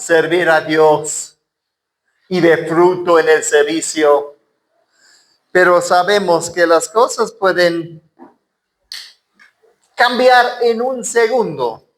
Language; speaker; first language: Spanish; non-native, fluent; English